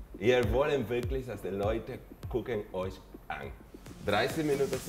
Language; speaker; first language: German; non-native, fluent; Spanish